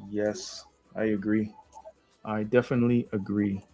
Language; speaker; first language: English; native; English